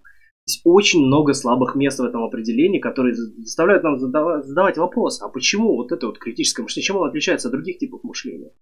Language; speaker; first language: Russian; native; Russian